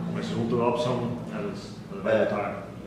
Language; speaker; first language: Portuguese; non-native, learner; English